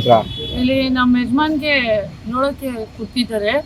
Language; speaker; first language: Kannada; non-native, local second language; Urdu